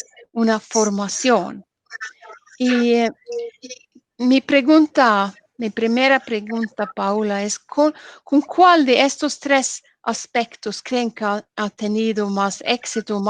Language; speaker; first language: Spanish; non-native, learner; Norwegian